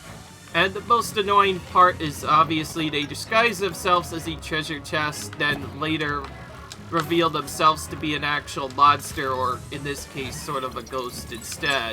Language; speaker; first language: English; native; English